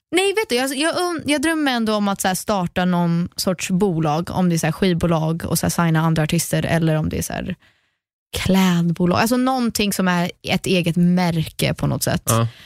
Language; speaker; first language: Swedish; early bilingual, heritage; Swedish